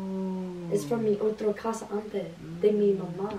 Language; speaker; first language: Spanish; non-native, learner; English